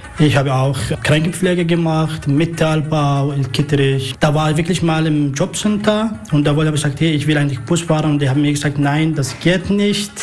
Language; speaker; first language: German; non-native, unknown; Arabic